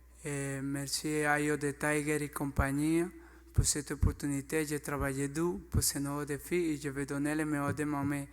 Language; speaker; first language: French; non-native, learner; Spanish